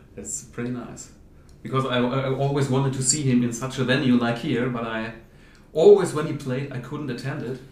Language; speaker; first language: English; non-native, fluent; German